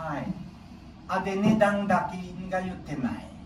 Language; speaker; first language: Japanese; non-native, learner; Filipino